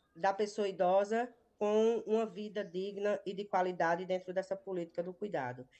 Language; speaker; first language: Portuguese; native; Portuguese